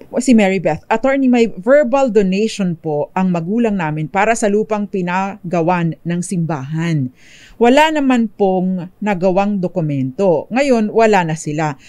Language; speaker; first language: Filipino; native; Filipino